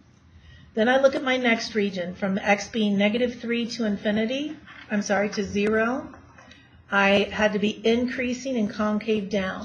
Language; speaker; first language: English; native; English